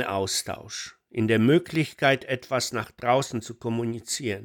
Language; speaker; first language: German; non-native, fluent; Polish